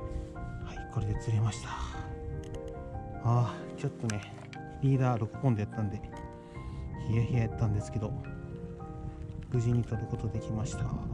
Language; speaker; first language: Japanese; native; Japanese